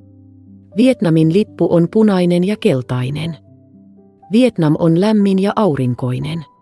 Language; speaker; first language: Finnish; non-native, fluent; Vietnamese